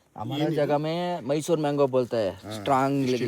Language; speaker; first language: Hindi; non-native, local second language; Kannada